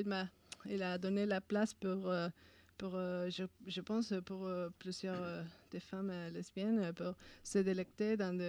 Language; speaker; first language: French; non-native, fluent; Spanish